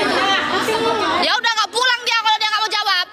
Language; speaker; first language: Indonesian; native; Indonesian